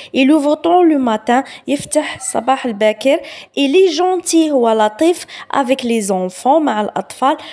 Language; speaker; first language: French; non-native, local second language; Arabic